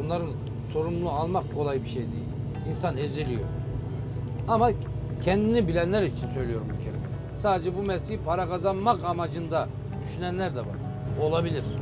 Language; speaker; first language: Turkish; native; Turkish